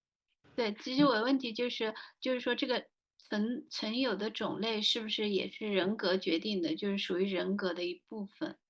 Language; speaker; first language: Chinese; native; Chinese